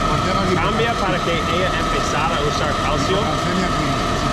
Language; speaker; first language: Spanish; non-native, learner; English